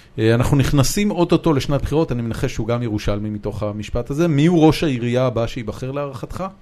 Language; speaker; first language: Hebrew; native; Hebrew